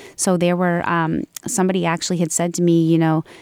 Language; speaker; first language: English; native; English